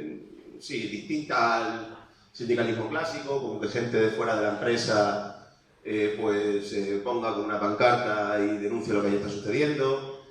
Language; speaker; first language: Spanish; native; Spanish